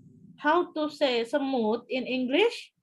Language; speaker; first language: English; non-native, local second language; Indonesian